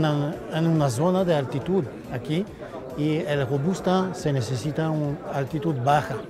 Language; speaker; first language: Spanish; non-native, fluent; French